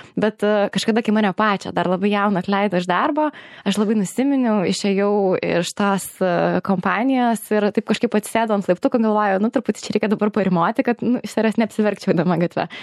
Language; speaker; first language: Lithuanian; native; Lithuanian